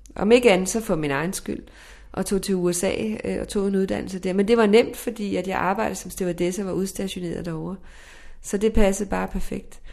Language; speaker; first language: Danish; native; Danish